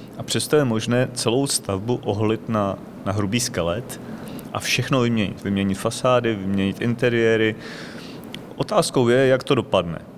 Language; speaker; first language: Czech; native; Czech